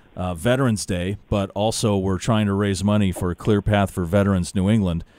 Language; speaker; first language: English; native; English